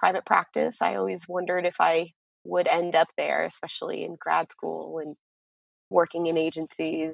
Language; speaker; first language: English; native; English